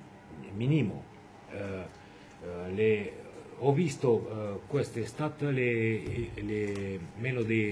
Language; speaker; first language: Italian; non-native, fluent; French